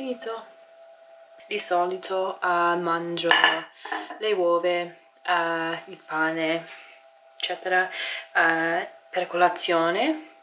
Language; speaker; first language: Italian; non-native, learner; English